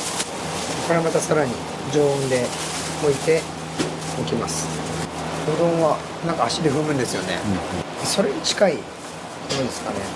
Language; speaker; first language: Japanese; native; Japanese